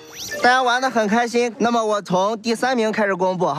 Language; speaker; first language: Chinese; native; Chinese